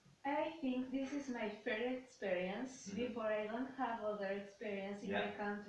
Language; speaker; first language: English; non-native, learner; Spanish